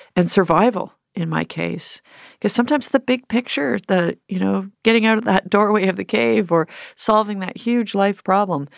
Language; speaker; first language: English; native; English